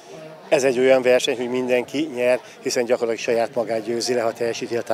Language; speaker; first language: Hungarian; native; Hungarian